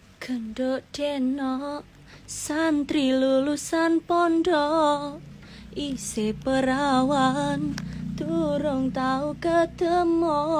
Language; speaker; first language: Indonesian; non-native, local second language; Javanese